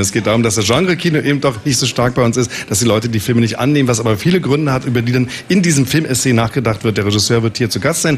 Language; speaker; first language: German; native; German